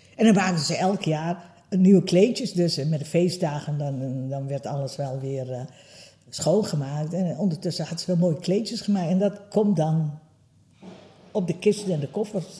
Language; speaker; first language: Dutch; early bilingual, other home language; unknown